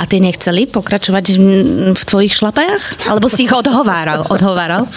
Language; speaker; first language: Slovak; native; Slovak